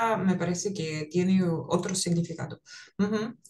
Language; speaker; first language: Spanish; non-native, fluent; Russian